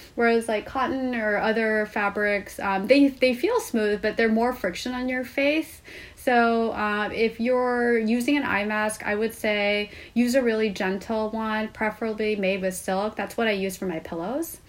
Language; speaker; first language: English; non-native, fluent; Korean